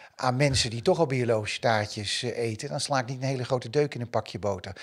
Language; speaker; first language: Dutch; native; Dutch